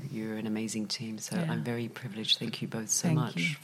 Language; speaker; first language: English; native; English